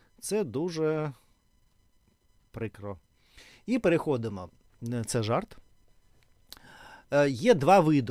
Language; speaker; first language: Ukrainian; non-native, learner; Russian